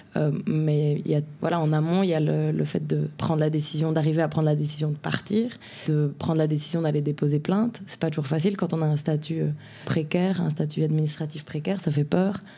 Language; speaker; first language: French; native; French